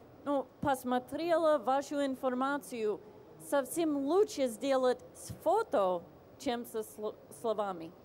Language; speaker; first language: Russian; non-native, fluent; English